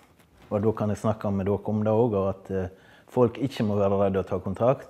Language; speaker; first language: Norwegian; native; Norwegian